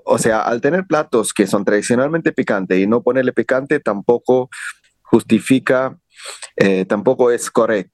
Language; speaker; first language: Spanish; non-native, fluent; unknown